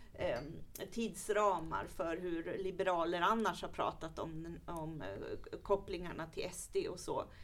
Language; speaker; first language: Swedish; native; Swedish